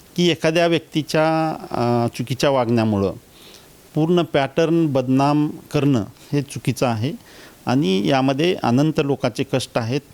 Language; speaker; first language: Marathi; native; Marathi